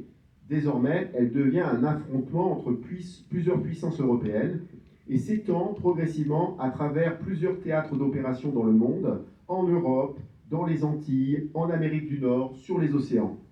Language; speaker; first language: French; native; French